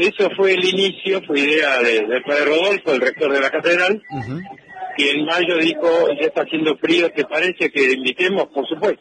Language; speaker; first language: Spanish; native; Spanish